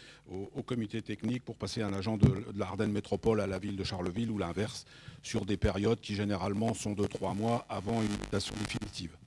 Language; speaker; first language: French; native; French